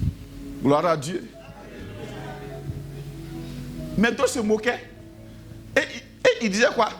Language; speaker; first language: French; native; French